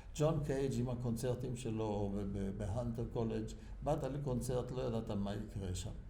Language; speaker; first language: Hebrew; early bilingual, other home language; German